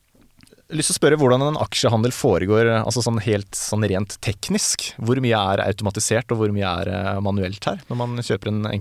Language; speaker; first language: Norwegian; native; Norwegian